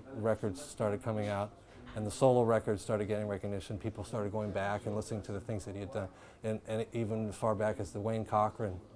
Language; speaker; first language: English; native; English